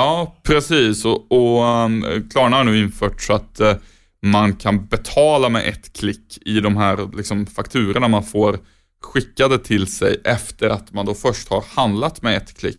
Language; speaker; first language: Swedish; native; Swedish